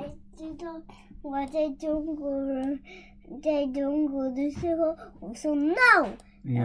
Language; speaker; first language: Chinese; early bilingual, heritage; Chinese